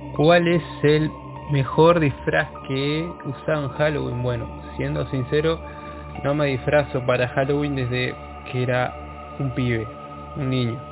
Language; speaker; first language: Spanish; native; Spanish